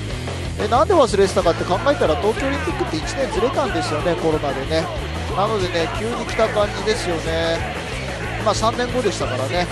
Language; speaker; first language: Japanese; native; Japanese